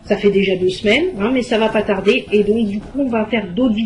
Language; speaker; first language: French; native; French